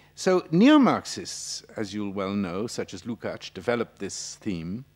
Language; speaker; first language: English; native; English